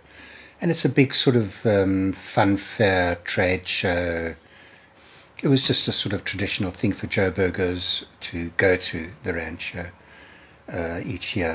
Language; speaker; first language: English; native; English